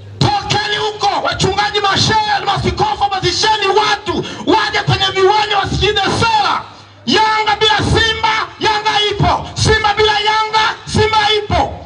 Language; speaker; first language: Swahili; native; Swahili